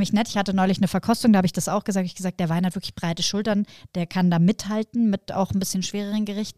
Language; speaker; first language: German; native; German